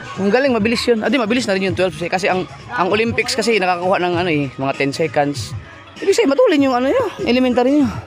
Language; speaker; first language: Filipino; non-native, local second language; Cebuano